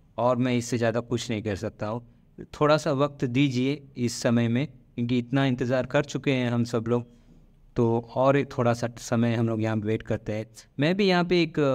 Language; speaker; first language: Hindi; non-native, local second language; Malayalam